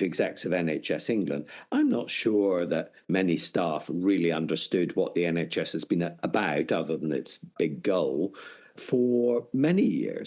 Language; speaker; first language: English; native; English